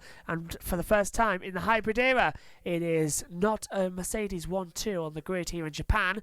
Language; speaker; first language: English; native; English